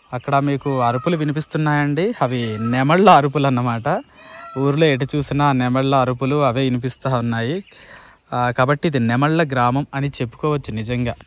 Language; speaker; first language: Telugu; native; Telugu